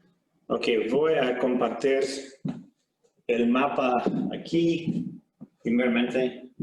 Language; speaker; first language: Spanish; non-native, fluent; English